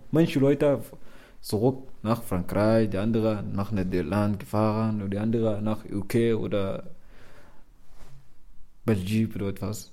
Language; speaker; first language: German; non-native, learner; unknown